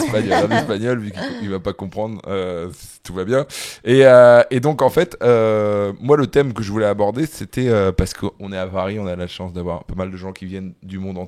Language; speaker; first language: French; native; French